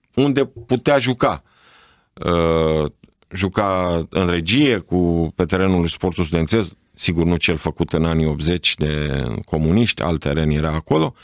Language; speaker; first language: Romanian; native; Romanian